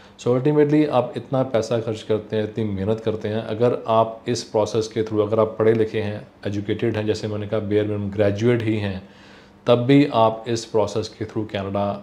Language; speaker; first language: Hindi; non-native, local second language; Punjabi